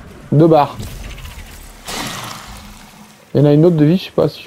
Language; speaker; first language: French; native; French